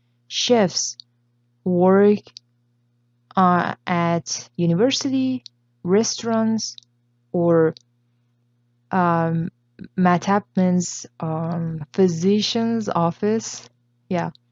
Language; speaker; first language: English; non-native, fluent; Persian